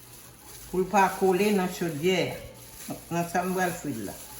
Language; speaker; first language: French; non-native, learner; Haitian Creole